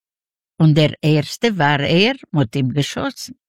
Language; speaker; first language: German; non-native, learner; Yiddish